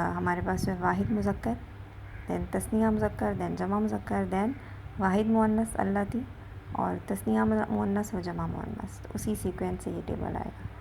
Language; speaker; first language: Urdu; native; Urdu